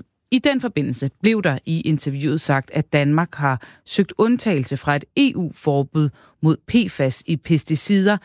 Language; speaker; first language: Danish; native; Danish